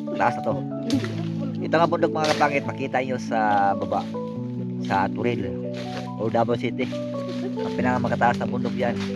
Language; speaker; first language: Filipino; non-native, local second language; Cebuano